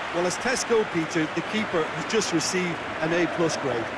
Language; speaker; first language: English; native; English